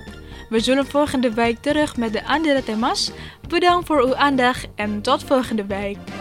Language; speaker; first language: Dutch; non-native, learner; Indonesian